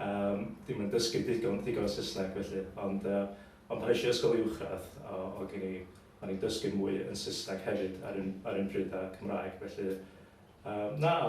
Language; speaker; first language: Welsh; non-native, local second language; English